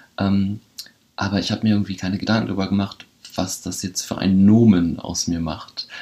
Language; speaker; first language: German; early bilingual, other home language; Polish